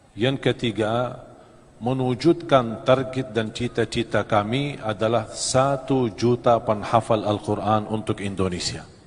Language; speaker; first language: Malay; non-native, fluent; Arabic